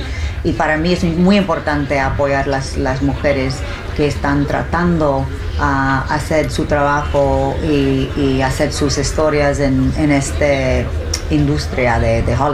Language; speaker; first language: Spanish; non-native, learner; English